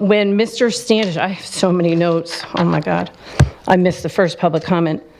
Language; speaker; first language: English; native; English